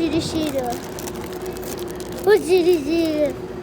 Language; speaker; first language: Japanese; early bilingual, other home language; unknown